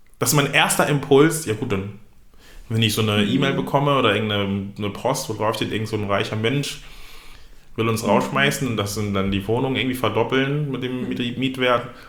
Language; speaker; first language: German; early bilingual, other home language; Lingala